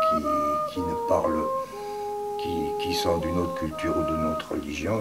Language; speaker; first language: French; native; French